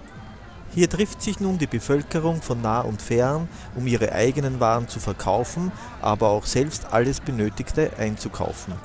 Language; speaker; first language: German; native; German